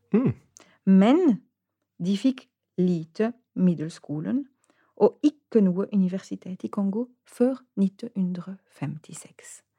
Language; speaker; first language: Norwegian; non-native, fluent; French